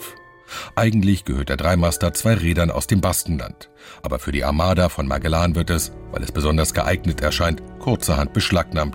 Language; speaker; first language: German; native; German